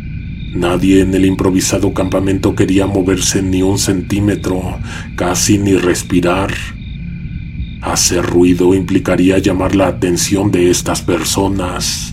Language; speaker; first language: Spanish; native; Spanish